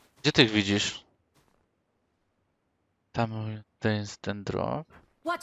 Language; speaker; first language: Polish; native; Polish